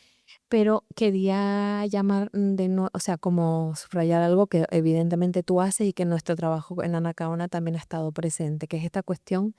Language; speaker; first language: Spanish; native; Spanish